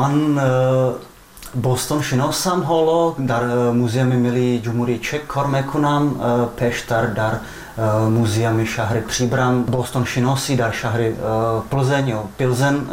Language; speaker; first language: Persian; non-native, fluent; Czech